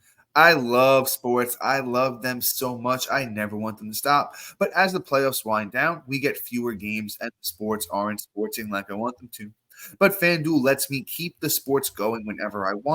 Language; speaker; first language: English; native; English